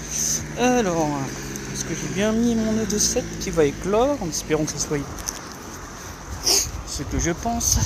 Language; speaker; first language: French; native; French